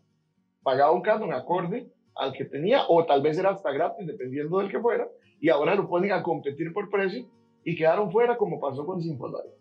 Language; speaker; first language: Spanish; native; Spanish